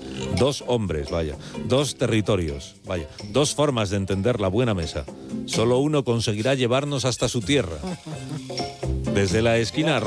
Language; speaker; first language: Spanish; native; Spanish